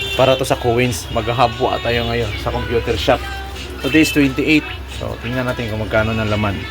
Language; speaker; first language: Filipino; non-native, local second language; Cebuano